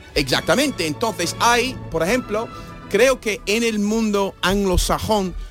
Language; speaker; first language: Spanish; non-native, fluent; English